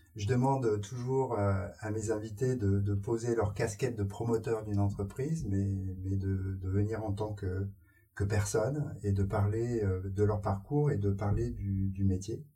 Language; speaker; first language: French; native; French